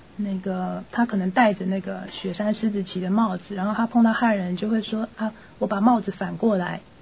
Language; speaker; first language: Chinese; native; Chinese